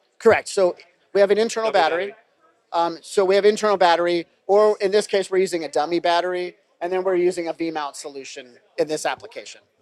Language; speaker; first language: English; native; English